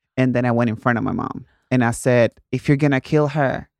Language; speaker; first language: English; non-native, fluent; Spanish